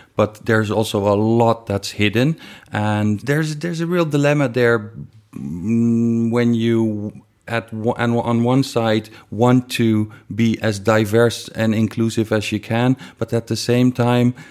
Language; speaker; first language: English; non-native, fluent; Dutch